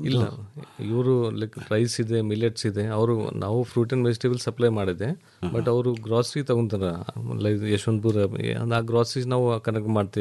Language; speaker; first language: Kannada; non-native, learner; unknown